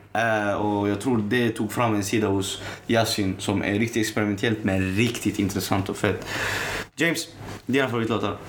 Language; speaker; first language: Swedish; early bilingual, other home language; Arabic